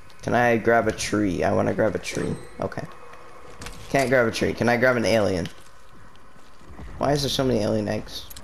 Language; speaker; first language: English; native; English